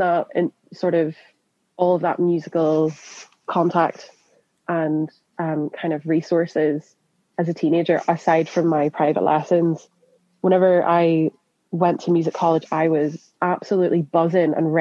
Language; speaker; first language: English; native; English